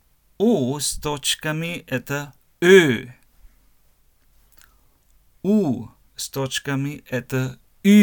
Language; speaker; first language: Russian; non-native, learner; German